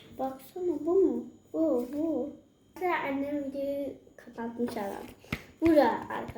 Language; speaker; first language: Turkish; native; Turkish